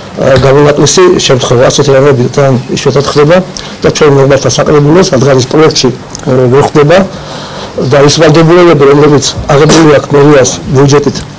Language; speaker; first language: Georgian; non-native, local second language; Azerbaijani